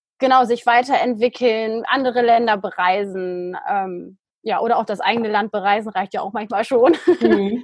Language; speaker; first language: German; native; German